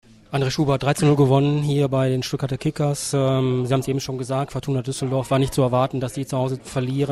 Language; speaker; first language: German; native; German